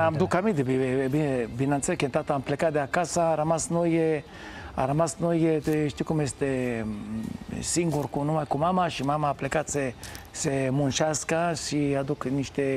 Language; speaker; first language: Romanian; non-native, fluent; Hebrew